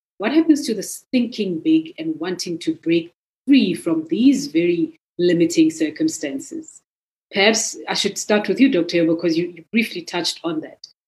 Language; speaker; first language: English; non-native, local second language; Zulu